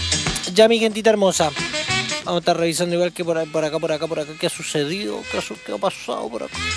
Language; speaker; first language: Spanish; native; Spanish